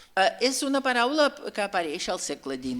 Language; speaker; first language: Catalan; non-native, fluent; Russian